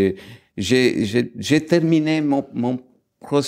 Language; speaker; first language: French; non-native, fluent; Italian